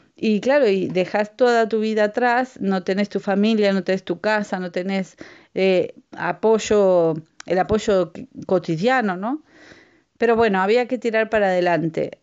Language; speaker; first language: Spanish; native; Spanish